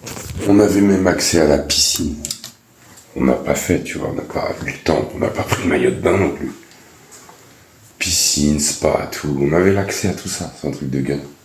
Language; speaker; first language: French; native; French